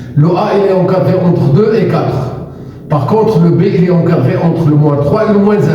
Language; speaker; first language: French; non-native, local second language; Arabic